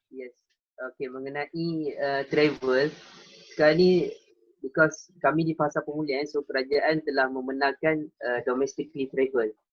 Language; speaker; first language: Malay; native; Malay